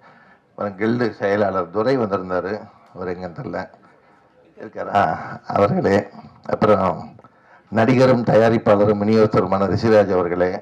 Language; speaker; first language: Tamil; native; Tamil